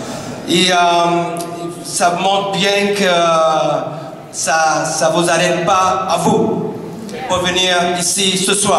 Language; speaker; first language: French; non-native, fluent; English